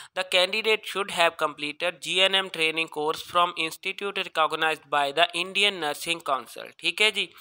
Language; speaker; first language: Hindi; non-native, local second language; Punjabi